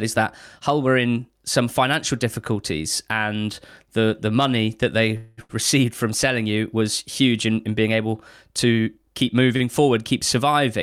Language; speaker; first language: English; native; English